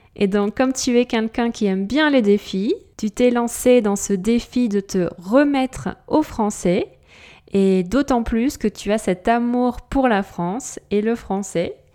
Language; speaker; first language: French; native; French